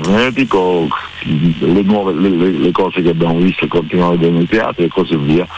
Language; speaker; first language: Italian; native; Italian